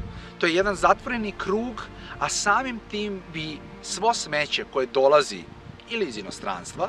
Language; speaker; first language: Serbian; native; Serbian